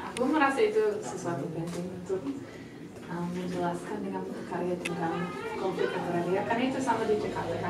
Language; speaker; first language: Indonesian; non-native, fluent; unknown